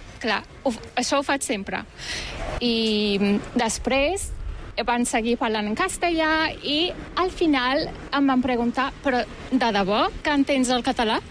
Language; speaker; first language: Catalan; non-native, fluent; Turkish